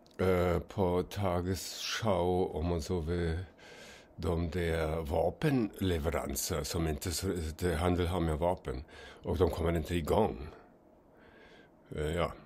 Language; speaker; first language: Swedish; non-native, fluent; German